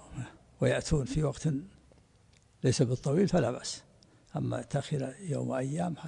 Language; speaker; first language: Arabic; native; Arabic